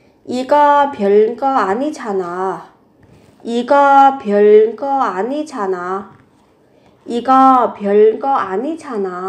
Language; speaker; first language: Korean; non-native, fluent; Vietnamese